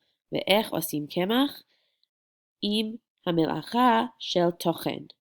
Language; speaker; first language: Hebrew; non-native, fluent; English